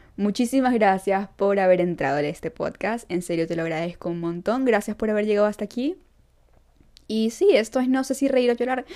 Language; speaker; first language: Spanish; native; Spanish